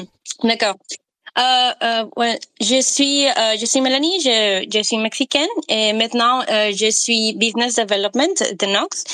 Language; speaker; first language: French; non-native, learner; Spanish